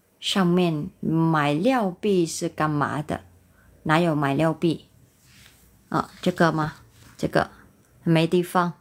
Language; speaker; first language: Chinese; non-native, learner; Vietnamese